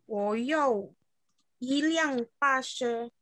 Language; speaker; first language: Chinese; non-native, learner; Indonesian